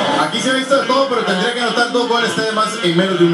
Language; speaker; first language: Spanish; native; Spanish